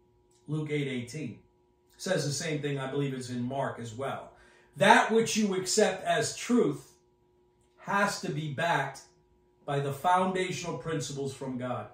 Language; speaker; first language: English; native; English